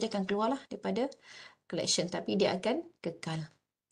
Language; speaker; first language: Malay; native; Malay